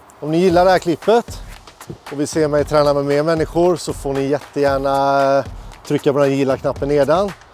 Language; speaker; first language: Swedish; native; Swedish